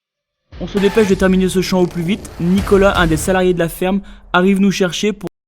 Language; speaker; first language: French; native; French